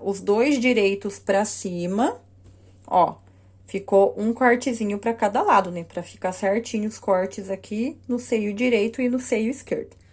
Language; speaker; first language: Portuguese; native; Portuguese